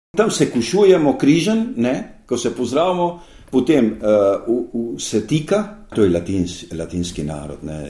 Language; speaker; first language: Slovenian; early bilingual, heritage; Slovenian